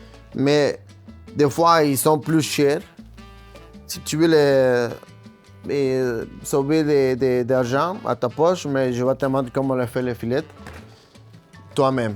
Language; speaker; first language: French; non-native, fluent; Spanish